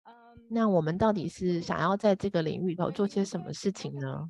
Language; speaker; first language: Chinese; native; Chinese